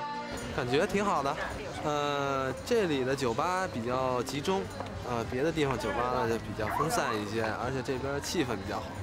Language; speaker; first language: Chinese; native; Chinese